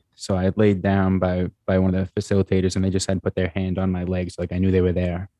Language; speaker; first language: English; native; English